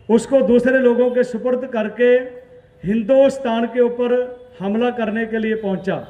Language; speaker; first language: Hindi; non-native, local second language; Punjabi